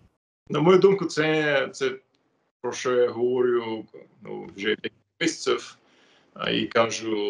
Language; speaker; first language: Ukrainian; non-native, fluent; English